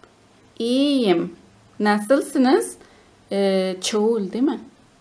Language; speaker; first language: Turkish; non-native, learner; Spanish